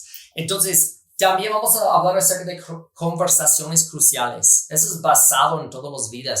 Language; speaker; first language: Spanish; non-native, fluent; English